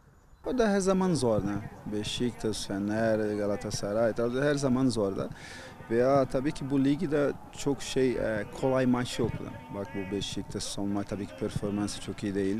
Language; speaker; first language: Turkish; non-native, fluent; Portuguese